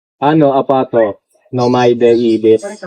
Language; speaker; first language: Japanese; non-native, learner; Filipino